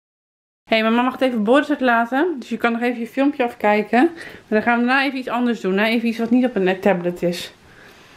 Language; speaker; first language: Dutch; native; Dutch